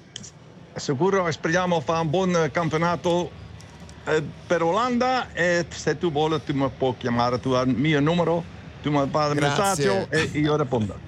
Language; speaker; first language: Italian; non-native, learner; Dutch